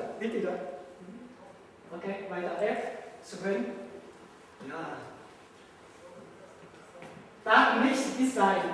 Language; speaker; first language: German; non-native, learner; Vietnamese